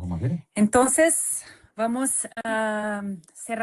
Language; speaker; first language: Spanish; non-native, fluent; Portuguese